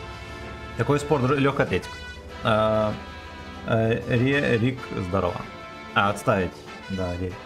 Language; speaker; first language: Russian; native; Russian